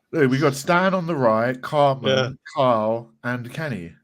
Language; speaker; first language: English; native; English